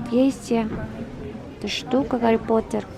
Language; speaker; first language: Russian; non-native, learner; Korean